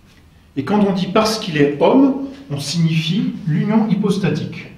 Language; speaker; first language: French; native; French